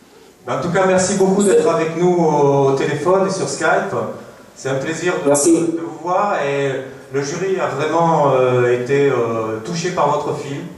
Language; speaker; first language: French; native; French